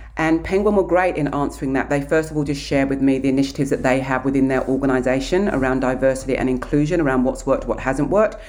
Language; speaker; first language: English; native; English